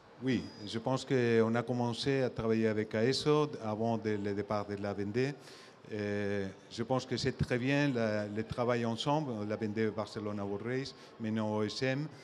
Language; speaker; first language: French; non-native, fluent; Spanish